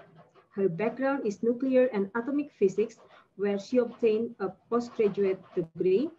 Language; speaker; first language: English; non-native, fluent; Indonesian